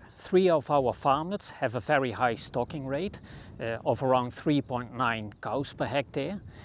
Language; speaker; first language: English; non-native, fluent; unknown